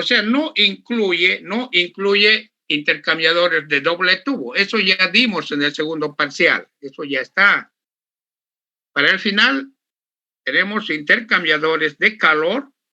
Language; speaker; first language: Spanish; native; Spanish